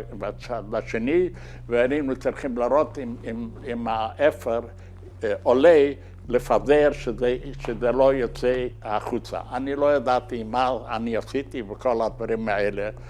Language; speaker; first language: Hebrew; non-native, fluent; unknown